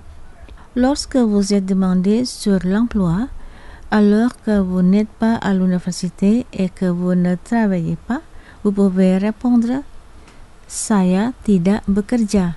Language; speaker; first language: French; non-native, fluent; Indonesian